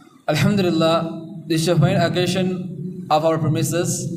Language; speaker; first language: English; non-native, local second language; Tamil